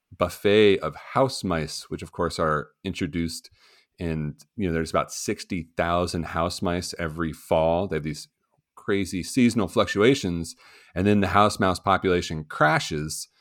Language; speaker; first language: English; native; English